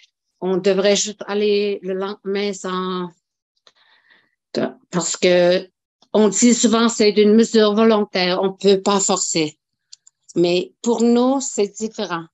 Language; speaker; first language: French; non-native, local second language; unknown